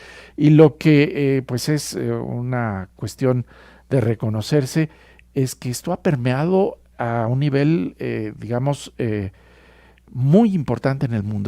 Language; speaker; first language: Spanish; native; Spanish